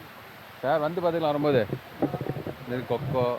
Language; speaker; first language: Tamil; native; Tamil